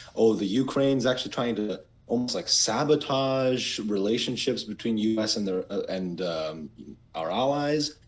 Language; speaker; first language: English; early bilingual, other home language; Persian